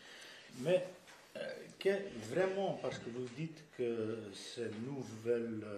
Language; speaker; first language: French; non-native, fluent; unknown